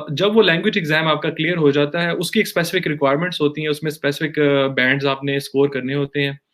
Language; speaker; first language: Urdu; non-native, local second language; Punjabi